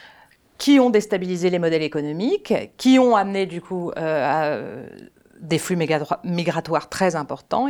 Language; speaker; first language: French; native; French